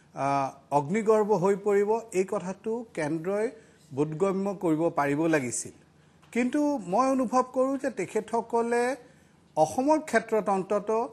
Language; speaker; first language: Assamese; native; Assamese